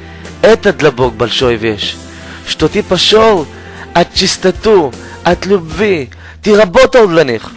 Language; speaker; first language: Russian; non-native, learner; Hebrew